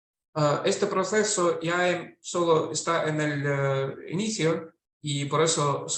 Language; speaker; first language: Spanish; non-native, fluent; Russian